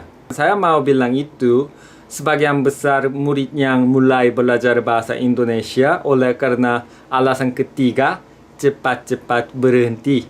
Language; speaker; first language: Indonesian; non-native, fluent; Korean